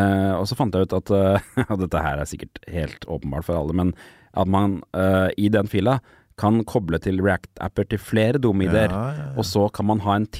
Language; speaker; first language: Norwegian; native; Norwegian